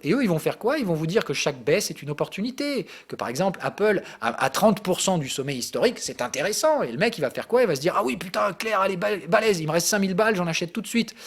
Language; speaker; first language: French; native; French